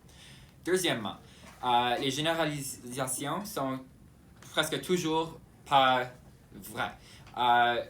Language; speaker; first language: French; non-native, local second language; English